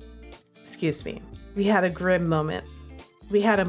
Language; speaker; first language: English; native; English